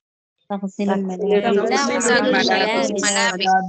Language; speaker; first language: Arabic; non-native, learner; Tamil